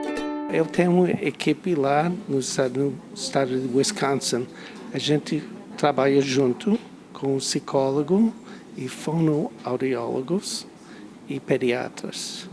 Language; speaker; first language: Portuguese; non-native, fluent; English